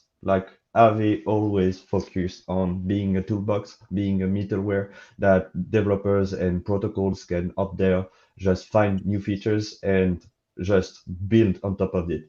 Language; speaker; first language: English; non-native, fluent; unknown